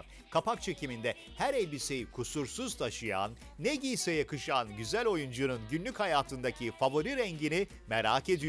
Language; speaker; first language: Turkish; native; Turkish